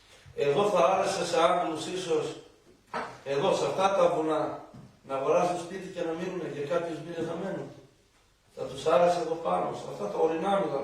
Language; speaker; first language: Greek; non-native, local second language; Macedonian